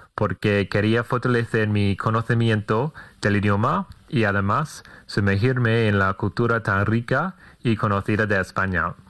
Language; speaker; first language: Spanish; non-native, fluent; English